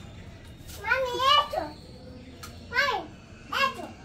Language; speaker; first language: Spanish; native; Spanish